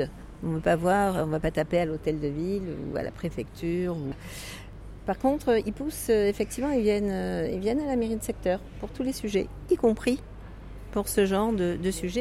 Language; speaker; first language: French; native; French